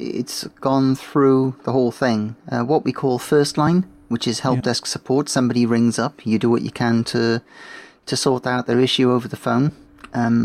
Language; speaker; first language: English; native; English